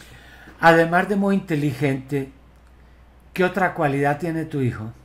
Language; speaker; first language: Spanish; native; Spanish